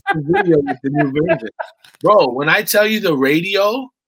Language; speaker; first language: English; native; English